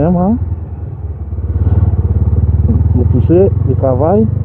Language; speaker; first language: French; non-native, local second language; Morisyen